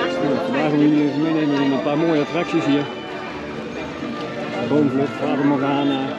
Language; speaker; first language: Dutch; native; Dutch